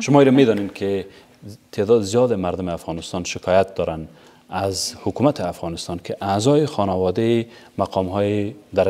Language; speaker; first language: Persian; native; Persian